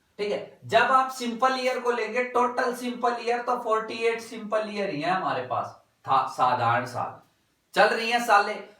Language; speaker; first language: Hindi; native; Hindi